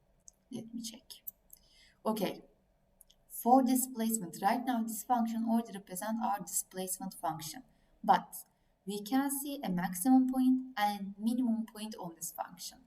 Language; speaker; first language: English; non-native, fluent; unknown